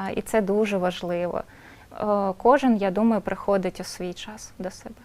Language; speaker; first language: Ukrainian; non-native, local second language; Russian